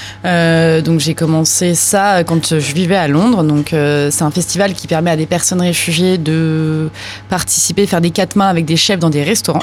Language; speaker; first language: French; native; French